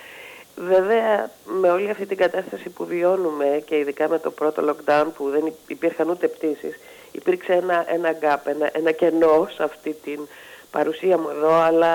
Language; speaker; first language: Greek; native; Greek